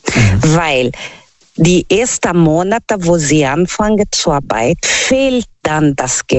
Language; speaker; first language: German; non-native, learner; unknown